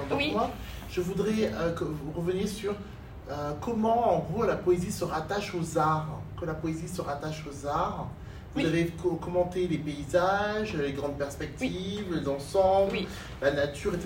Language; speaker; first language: French; native; French